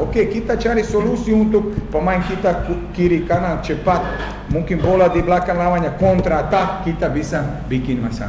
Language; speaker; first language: Indonesian; non-native, fluent; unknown